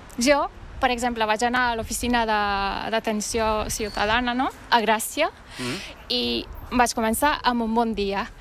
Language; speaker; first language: Catalan; non-native, fluent; Turkish